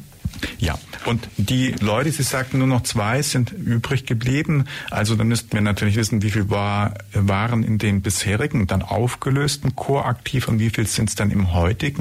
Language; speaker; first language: German; native; German